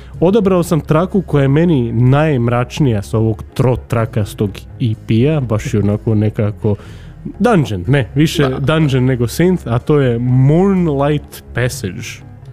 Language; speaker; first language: Croatian; native; Croatian